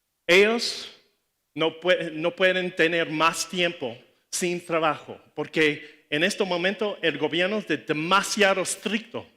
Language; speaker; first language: Spanish; non-native, learner; English